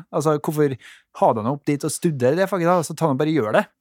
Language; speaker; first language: Norwegian; native; Norwegian